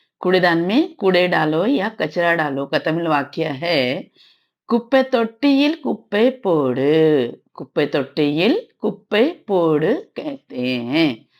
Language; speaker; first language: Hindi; non-native, local second language; Tamil